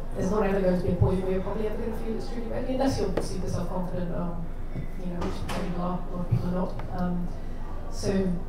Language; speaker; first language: English; native; English